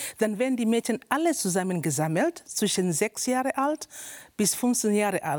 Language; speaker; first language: German; non-native, learner; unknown